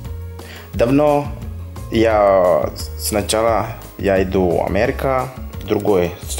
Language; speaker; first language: Russian; non-native, learner; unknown